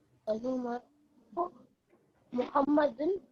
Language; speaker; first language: Arabic; non-native, learner; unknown